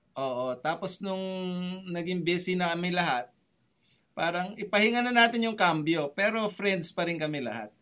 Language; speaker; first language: Filipino; native; Filipino